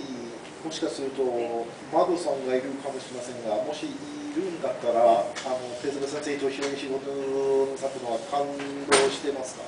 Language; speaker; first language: Japanese; non-native, fluent; English